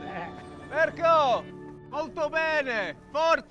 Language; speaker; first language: Italian; non-native, learner; English